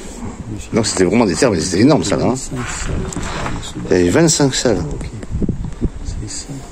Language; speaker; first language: French; native; French